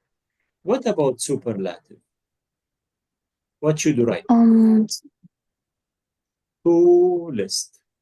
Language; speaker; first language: English; non-native, fluent; Arabic